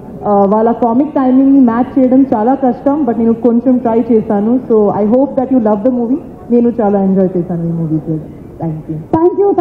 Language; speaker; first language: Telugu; non-native, learner; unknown